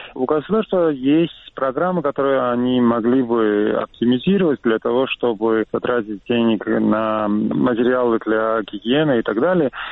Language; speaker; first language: Russian; non-native, local second language; Georgian